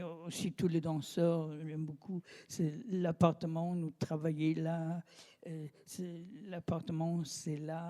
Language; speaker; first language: French; non-native, learner; German